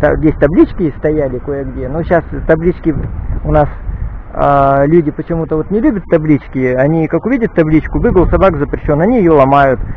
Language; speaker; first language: Russian; native; Russian